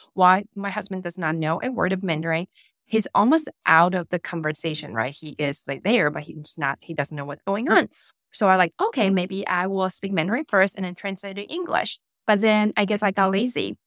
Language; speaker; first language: English; non-native, fluent; Chinese